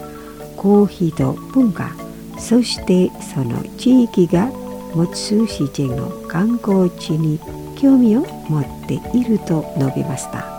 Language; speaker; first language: Japanese; non-native, fluent; Indonesian